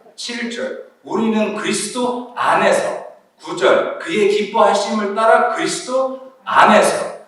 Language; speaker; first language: Korean; early bilingual, heritage; Korean